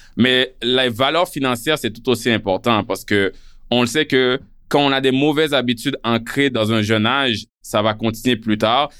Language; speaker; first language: French; non-native, local second language; Haitian Creole